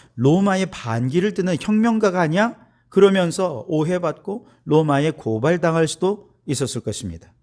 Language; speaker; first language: Korean; native; Korean